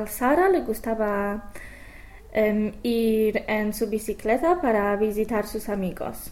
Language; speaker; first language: Spanish; non-native, fluent; English